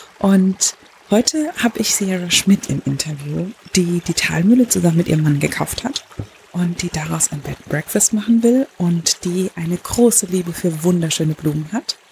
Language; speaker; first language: German; native; German